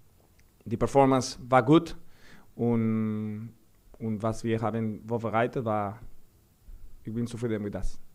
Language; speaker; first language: German; non-native, fluent; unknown